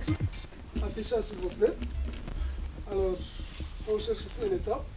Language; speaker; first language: French; non-native, local second language; Comorian